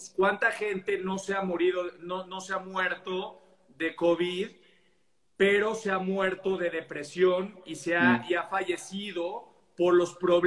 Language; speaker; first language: Spanish; native; Spanish